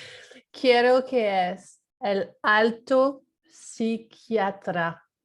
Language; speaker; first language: Spanish; non-native, learner; English